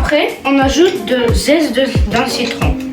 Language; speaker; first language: French; non-native, learner; Ukrainian